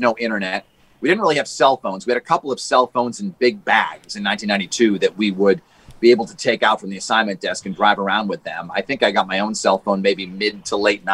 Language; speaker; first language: English; native; English